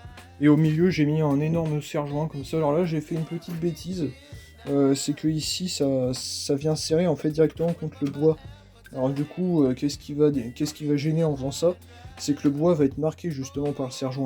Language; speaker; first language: French; native; French